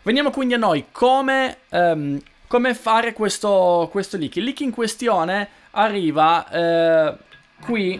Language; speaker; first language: Italian; native; Italian